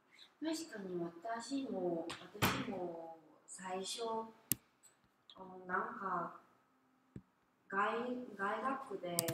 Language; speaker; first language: Japanese; non-native, learner; Korean